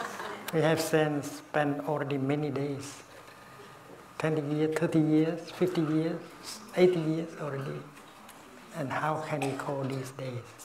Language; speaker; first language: English; non-native, fluent; Vietnamese